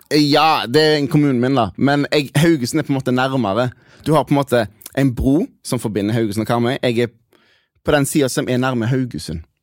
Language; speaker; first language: Norwegian; early bilingual, other home language; Hindi